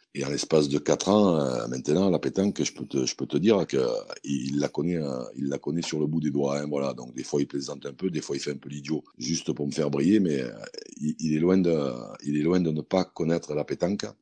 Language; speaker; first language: French; native; French